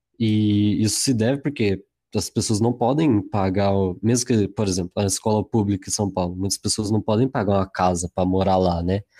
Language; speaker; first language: Portuguese; native; Portuguese